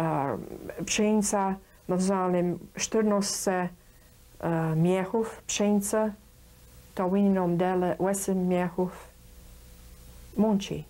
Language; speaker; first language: Polish; early bilingual, heritage; Polish